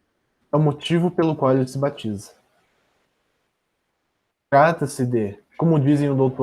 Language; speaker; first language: Portuguese; native; Portuguese